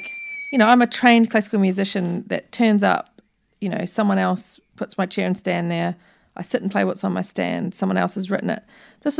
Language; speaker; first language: English; native; English